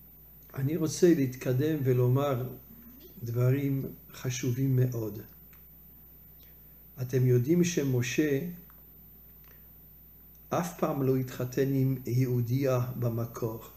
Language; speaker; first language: Hebrew; non-native, fluent; French